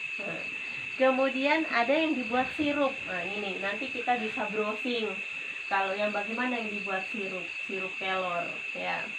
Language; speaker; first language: Indonesian; non-native, local second language; Sundanese